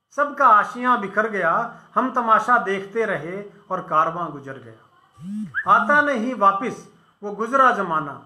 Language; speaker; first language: Hindi; non-native, local second language; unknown